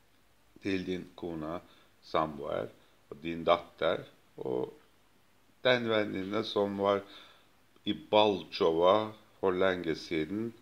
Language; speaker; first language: Swedish; non-native, fluent; Turkish